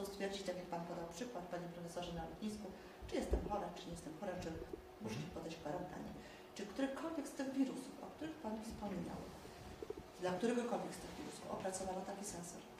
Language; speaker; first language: Polish; native; Polish